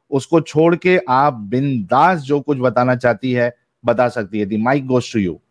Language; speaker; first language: Urdu; native; Urdu